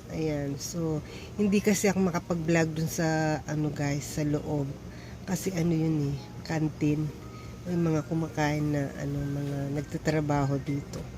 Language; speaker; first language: Filipino; native; Filipino